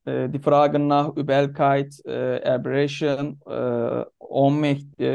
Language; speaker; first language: German; non-native, learner; Turkish